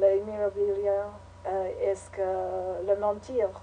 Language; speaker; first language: French; non-native, learner; English